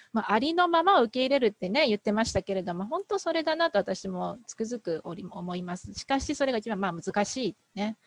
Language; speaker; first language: Japanese; native; Japanese